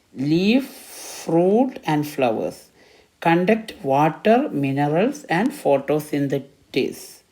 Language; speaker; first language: English; non-native, local second language; Malayalam